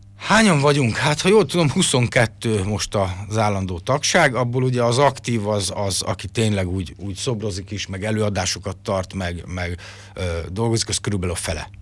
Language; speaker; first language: Hungarian; native; Hungarian